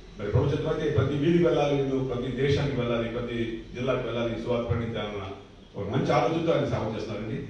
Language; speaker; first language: Telugu; native; Telugu